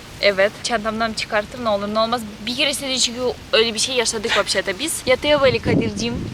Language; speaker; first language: Turkish; non-native, fluent; Russian